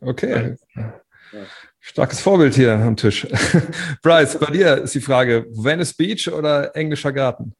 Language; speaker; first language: German; native; German